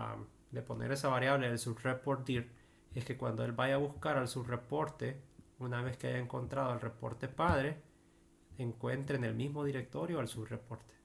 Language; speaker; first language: Spanish; native; Spanish